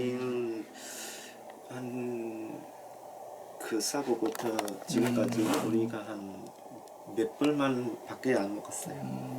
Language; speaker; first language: Korean; non-native, learner; Vietnamese